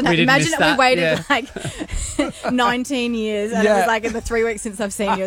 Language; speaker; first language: English; native; English